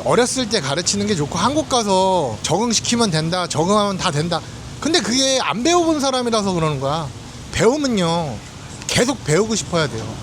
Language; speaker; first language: Korean; native; Korean